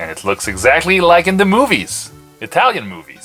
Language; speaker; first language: English; non-native, local second language; French